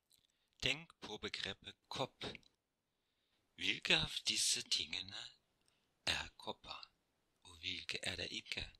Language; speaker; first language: Norwegian; non-native, fluent; German